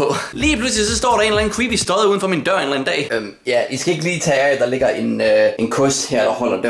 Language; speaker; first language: Danish; native; Danish